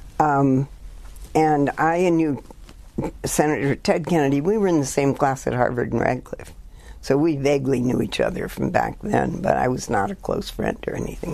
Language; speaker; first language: English; native; English